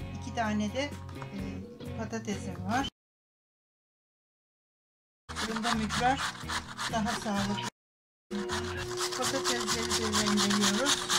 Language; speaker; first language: Turkish; native; Turkish